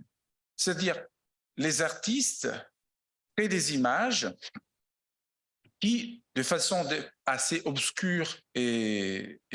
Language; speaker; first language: French; non-native, fluent; Italian